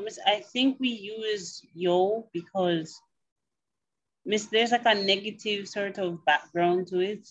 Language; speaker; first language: English; native; English